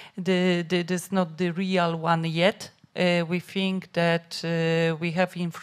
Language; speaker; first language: English; non-native, learner; Polish